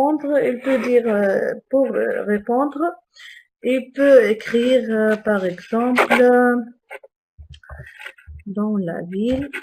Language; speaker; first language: French; non-native, local second language; Arabic